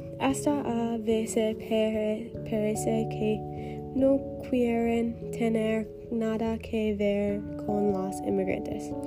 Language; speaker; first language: Spanish; non-native, learner; English